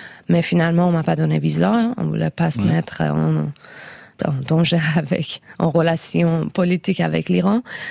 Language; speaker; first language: French; non-native, fluent; Persian